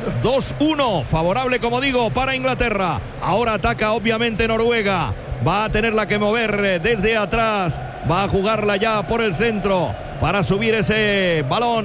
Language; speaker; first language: Spanish; native; Spanish